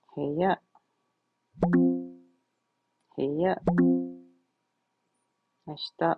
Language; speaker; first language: Japanese; non-native, learner; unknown